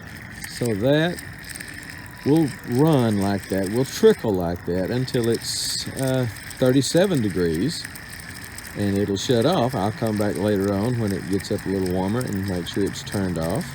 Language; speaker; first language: English; native; English